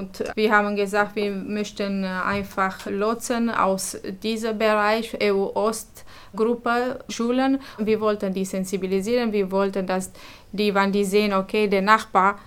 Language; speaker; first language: German; non-native, fluent; Romanian